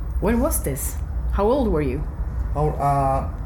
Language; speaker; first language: English; non-native, learner; Norwegian